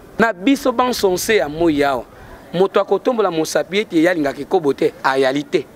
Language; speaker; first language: Lingala; native; Lingala